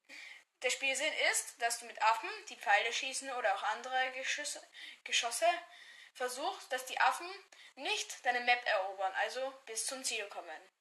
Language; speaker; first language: German; native; German